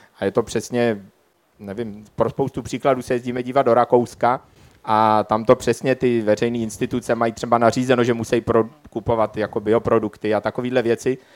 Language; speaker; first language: Czech; native; Czech